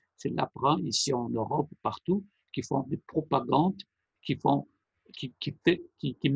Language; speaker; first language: French; non-native, fluent; Persian